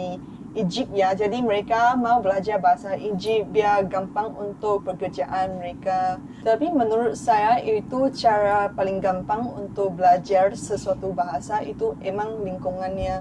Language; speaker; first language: Indonesian; non-native, fluent; Chinese